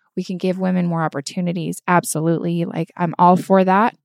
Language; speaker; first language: English; native; English